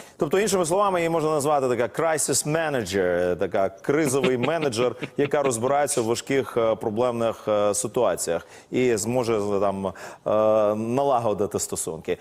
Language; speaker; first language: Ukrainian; native; Ukrainian